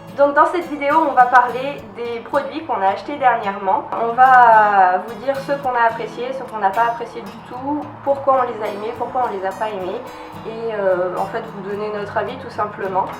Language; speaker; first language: French; native; French